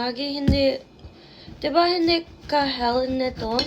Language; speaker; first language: Filipino; non-native, learner; English